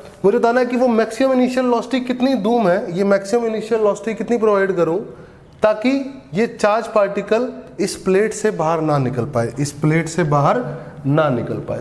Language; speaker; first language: Hindi; native; Hindi